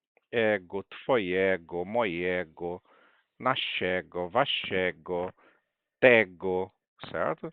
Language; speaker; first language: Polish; non-native, fluent; Portuguese